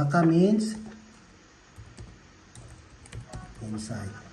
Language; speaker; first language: English; non-native, local second language; Filipino